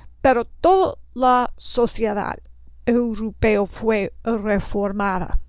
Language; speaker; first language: Spanish; non-native, learner; English